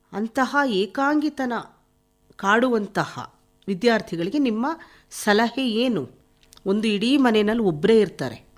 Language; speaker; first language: Kannada; native; Kannada